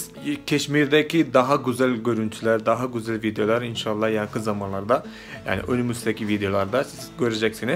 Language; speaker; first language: Turkish; non-native, fluent; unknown